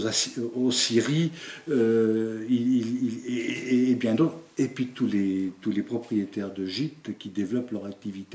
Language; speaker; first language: French; native; French